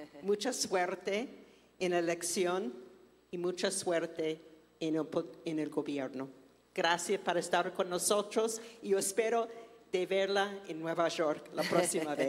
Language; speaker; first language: Spanish; non-native, fluent; English